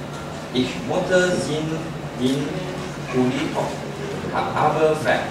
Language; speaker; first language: German; non-native, learner; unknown